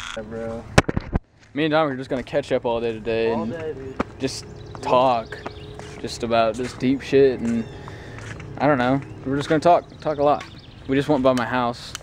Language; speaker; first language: English; native; English